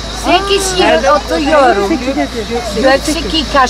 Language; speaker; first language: Turkish; non-native, learner; German